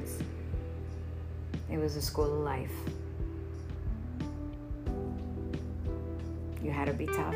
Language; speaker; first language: English; native; English